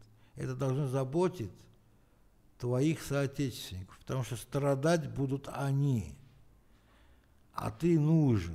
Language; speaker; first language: Russian; non-native, fluent; Armenian